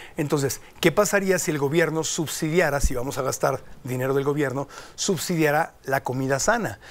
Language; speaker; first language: Spanish; native; Spanish